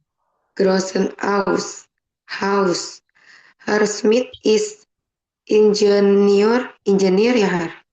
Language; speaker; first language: German; non-native, learner; Indonesian